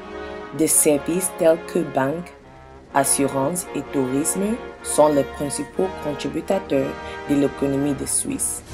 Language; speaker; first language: French; non-native, learner; English